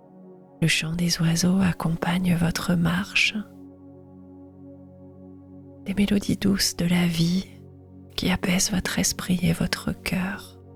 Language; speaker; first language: French; native; French